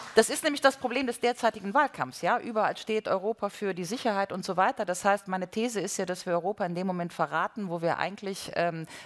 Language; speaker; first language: German; native; German